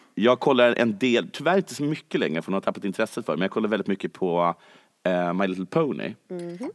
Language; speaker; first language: Swedish; native; Swedish